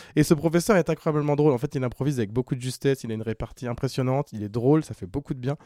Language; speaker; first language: French; native; French